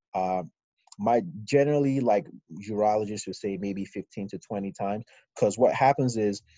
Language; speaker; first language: English; non-native, local second language; Yoruba